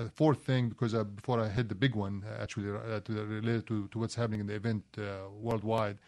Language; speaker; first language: English; non-native, fluent; Arabic